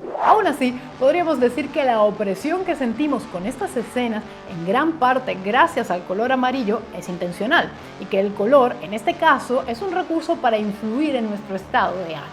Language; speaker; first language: Spanish; native; Spanish